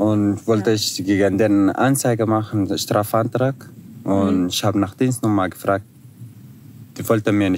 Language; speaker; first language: German; non-native, fluent; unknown